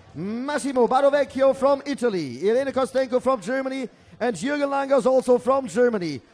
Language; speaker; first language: English; non-native, fluent; German